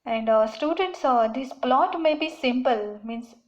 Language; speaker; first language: English; non-native, local second language; Marathi